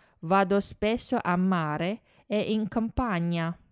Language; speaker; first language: Italian; non-native, fluent; Chinese